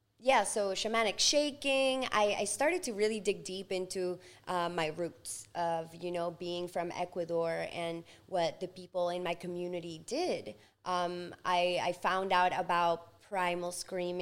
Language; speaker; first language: English; non-native, fluent; Spanish